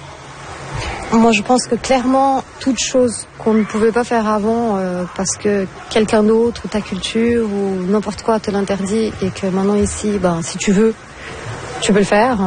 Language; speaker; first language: French; non-native, fluent; Portuguese